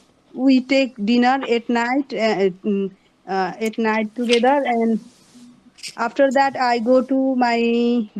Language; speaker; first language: English; non-native, learner; Hindi